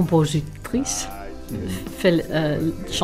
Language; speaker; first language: French; non-native, fluent; Dutch